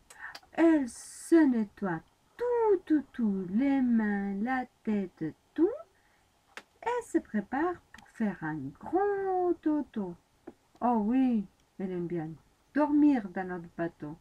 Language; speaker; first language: French; non-native, fluent; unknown